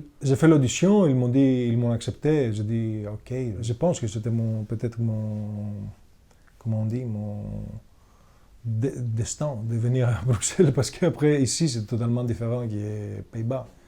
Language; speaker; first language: French; non-native, fluent; Greek